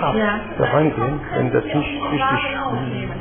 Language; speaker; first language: German; non-native, fluent; Persian